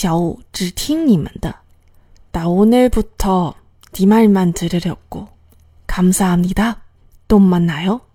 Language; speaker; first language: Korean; non-native, learner; Chinese